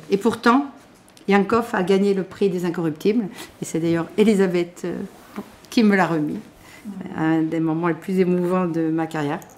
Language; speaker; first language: French; native; French